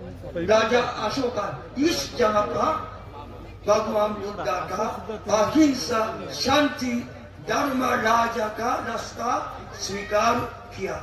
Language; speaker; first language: Hindi; non-native, learner; Japanese